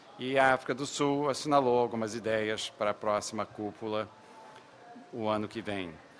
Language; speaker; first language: Portuguese; native; Portuguese